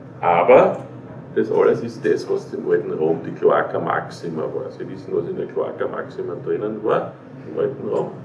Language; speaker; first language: German; native; German